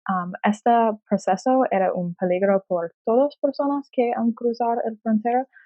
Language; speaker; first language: Spanish; non-native, learner; English